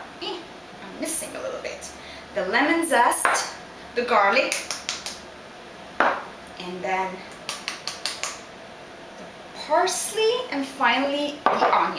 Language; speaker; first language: English; non-native, fluent; Italian